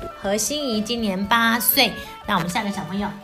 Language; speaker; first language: Chinese; native; Chinese